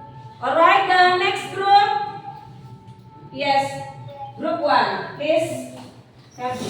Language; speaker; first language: English; non-native, learner; Indonesian